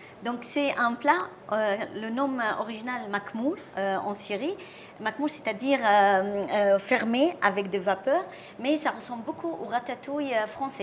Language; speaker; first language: French; non-native, fluent; Arabic